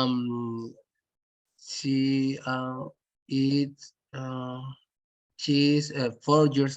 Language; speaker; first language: English; non-native, learner; Spanish